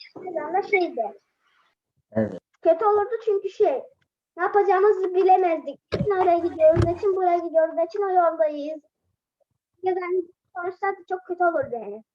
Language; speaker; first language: Turkish; early bilingual, heritage; Turkish